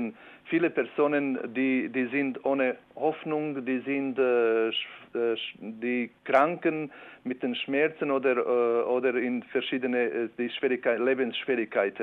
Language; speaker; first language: German; non-native, learner; Albanian